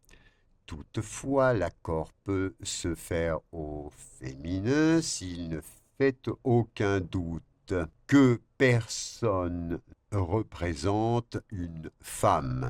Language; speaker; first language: French; non-native, fluent; Spanish